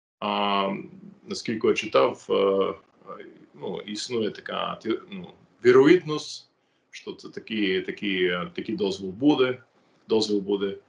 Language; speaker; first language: Ukrainian; non-native, fluent; English